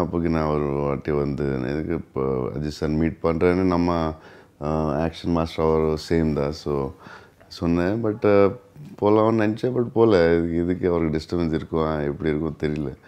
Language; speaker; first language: Tamil; non-native, learner; Telugu